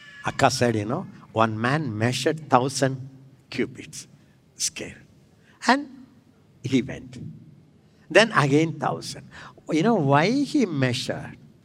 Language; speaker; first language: English; non-native, local second language; Tamil